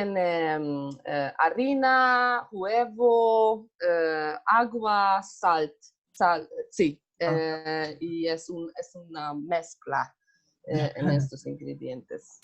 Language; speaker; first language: Spanish; non-native, learner; Hungarian